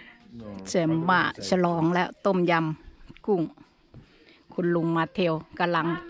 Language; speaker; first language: Italian; non-native, learner; Thai